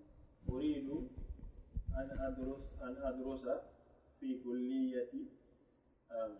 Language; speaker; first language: Arabic; non-native, learner; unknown